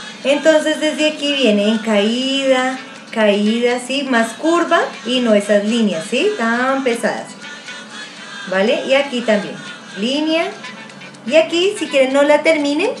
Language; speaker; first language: Spanish; native; Spanish